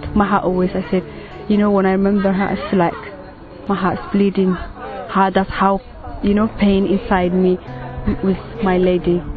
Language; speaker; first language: English; non-native, fluent; Tigrinya